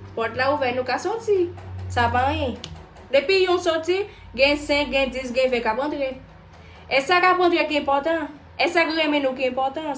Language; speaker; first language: Haitian Creole; non-native, fluent; Portuguese